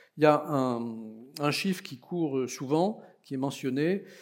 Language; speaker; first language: French; native; French